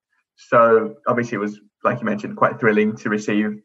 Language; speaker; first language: English; native; English